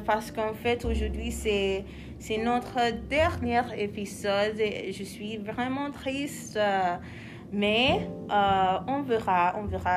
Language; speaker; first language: French; non-native, learner; English